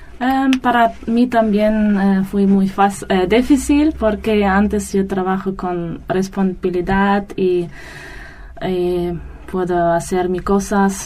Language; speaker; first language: Spanish; non-native, learner; German